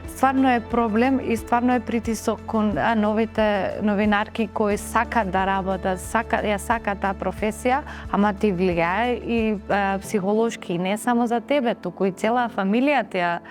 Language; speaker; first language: Macedonian; non-native, local second language; Albanian